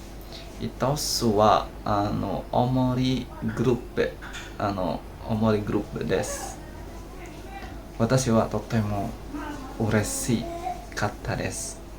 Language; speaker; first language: Japanese; non-native, learner; Indonesian